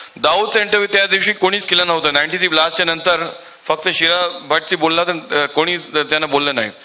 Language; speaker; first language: Marathi; non-native, local second language; Urdu